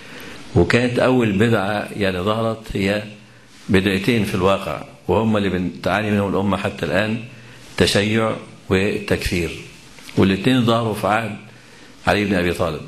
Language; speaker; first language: Arabic; native; Arabic